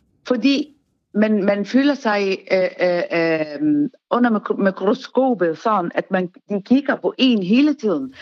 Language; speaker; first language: Danish; non-native, fluent; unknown